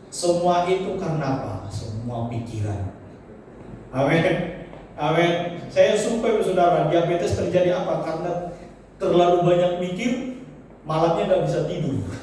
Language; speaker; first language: Indonesian; native; Indonesian